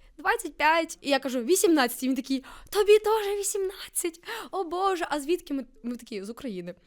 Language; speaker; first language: Ukrainian; native; Ukrainian